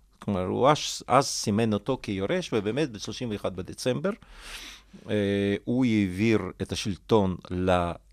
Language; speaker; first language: Hebrew; non-native, fluent; Russian